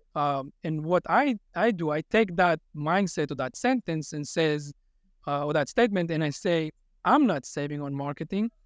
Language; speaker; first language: English; non-native, fluent; Hebrew